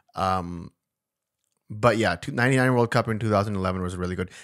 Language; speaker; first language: English; non-native, local second language; Urdu